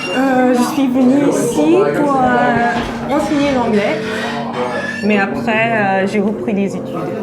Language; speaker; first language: French; non-native, fluent; English